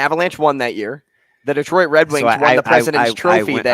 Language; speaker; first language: English; native; English